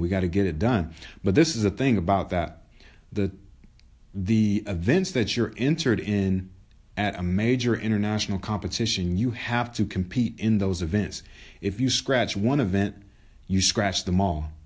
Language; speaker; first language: English; native; English